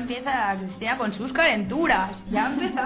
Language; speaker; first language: Spanish; native; Spanish